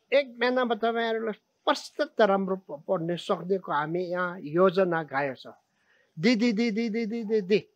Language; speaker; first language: Nepali; non-native, local second language; Tibetan